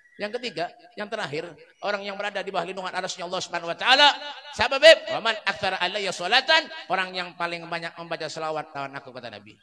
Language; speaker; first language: Indonesian; non-native, local second language; Banjar